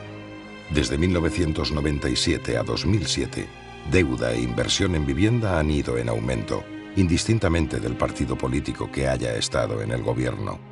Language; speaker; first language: Spanish; native; Spanish